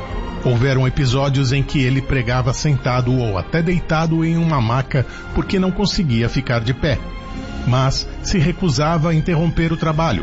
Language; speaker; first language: Portuguese; native; Portuguese